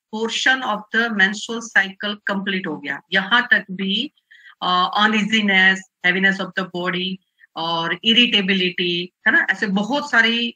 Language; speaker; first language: Hindi; non-native, local second language; Gujarati